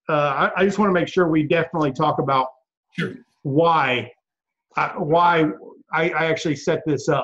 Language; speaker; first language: English; native; English